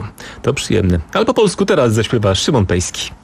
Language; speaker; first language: Polish; native; Polish